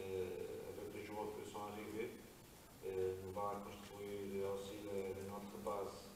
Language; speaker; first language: French; non-native, learner; Portuguese